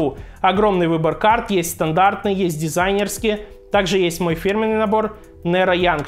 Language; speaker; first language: Russian; native; Russian